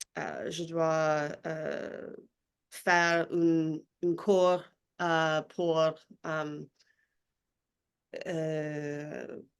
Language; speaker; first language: French; non-native, learner; English